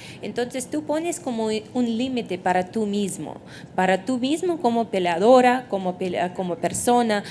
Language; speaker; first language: Spanish; non-native, fluent; Russian